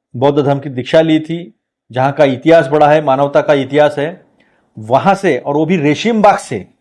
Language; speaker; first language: Hindi; non-native, local second language; Marathi